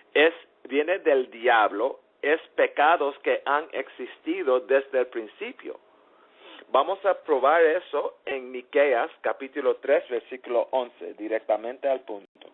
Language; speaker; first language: Spanish; early bilingual, heritage; English